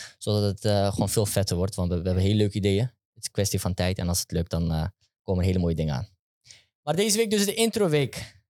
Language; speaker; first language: Dutch; early bilingual, other home language; Turkish